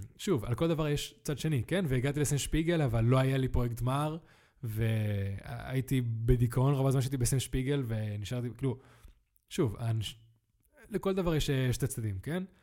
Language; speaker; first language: Hebrew; early bilingual, other home language; Spanish